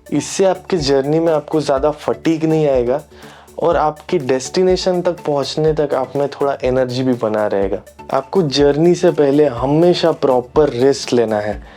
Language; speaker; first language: Hindi; non-native, local second language; Marathi